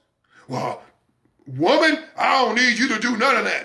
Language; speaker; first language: English; native; English